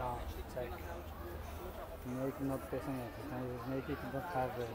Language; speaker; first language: English; non-native, learner; Portuguese